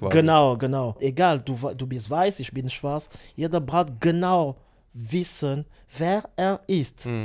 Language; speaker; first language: German; non-native, learner; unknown